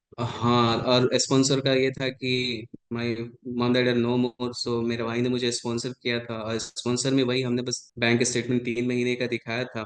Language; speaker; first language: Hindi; native; Hindi